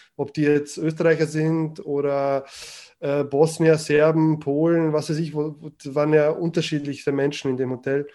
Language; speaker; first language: German; early bilingual, other home language; Croatian